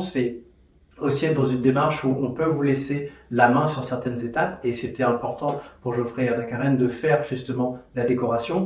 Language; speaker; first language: French; native; French